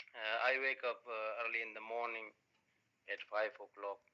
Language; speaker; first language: English; non-native, learner; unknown